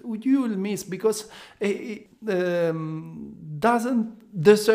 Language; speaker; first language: English; non-native, learner; Italian